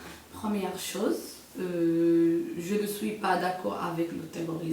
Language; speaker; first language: French; non-native, local second language; Arabic